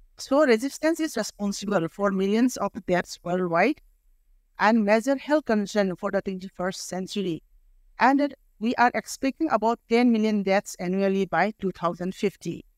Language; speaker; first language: English; non-native, local second language; Manipuri